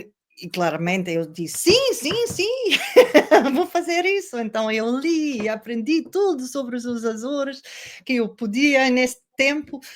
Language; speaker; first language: Portuguese; non-native, learner; Dutch